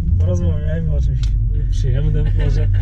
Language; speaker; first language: Polish; native; Polish